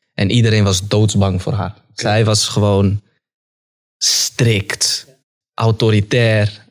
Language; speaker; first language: Dutch; early bilingual, other home language; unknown